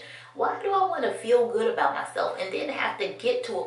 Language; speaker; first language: English; native; English